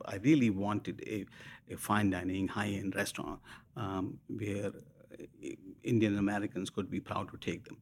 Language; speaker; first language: English; non-native, local second language; Hindi